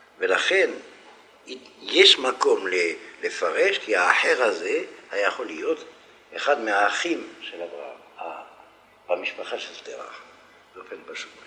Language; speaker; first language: Hebrew; non-native, fluent; French